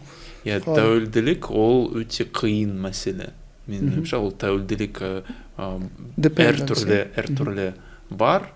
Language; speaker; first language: Kazakh; non-native, learner; Russian